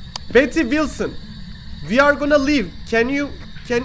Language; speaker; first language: English; non-native, learner; Turkish